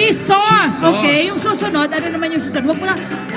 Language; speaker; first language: Filipino; native; Filipino